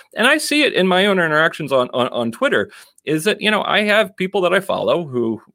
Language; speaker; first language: English; native; English